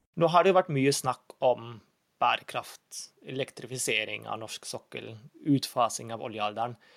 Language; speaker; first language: Norwegian; non-native, fluent; German